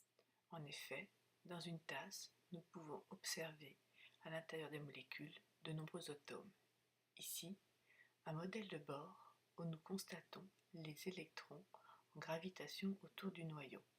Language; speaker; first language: French; native; French